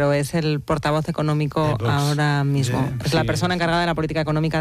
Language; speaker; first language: Spanish; native; Spanish